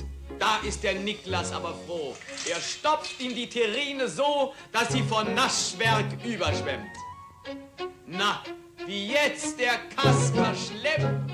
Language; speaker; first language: German; native; German